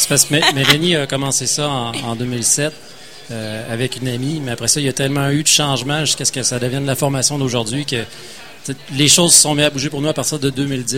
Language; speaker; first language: French; native; French